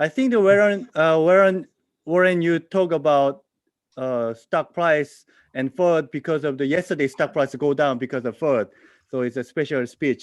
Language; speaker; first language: English; non-native, learner; Korean